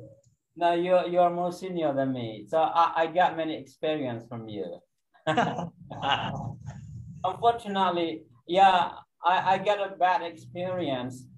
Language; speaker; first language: English; non-native, fluent; Indonesian